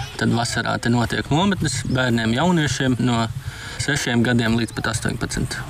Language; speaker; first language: Latvian; native; Latvian